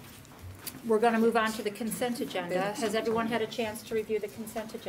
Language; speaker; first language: English; native; English